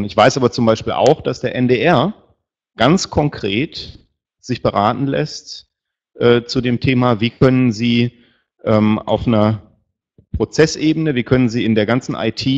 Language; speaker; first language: German; native; German